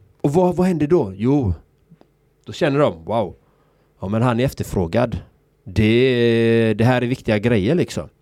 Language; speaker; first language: Swedish; native; Swedish